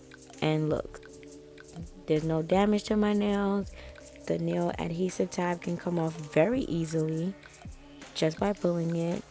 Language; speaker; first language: English; native; English